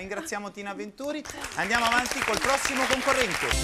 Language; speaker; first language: Italian; native; Italian